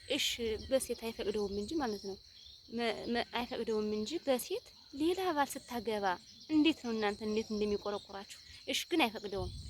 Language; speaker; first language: Amharic; native; Amharic